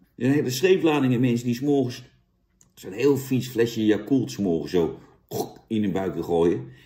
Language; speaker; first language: Dutch; native; Dutch